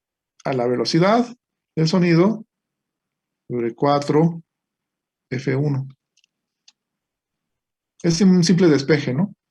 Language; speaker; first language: Spanish; native; Spanish